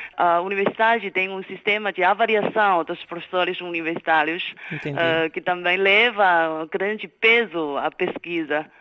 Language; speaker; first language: Portuguese; non-native, fluent; Chinese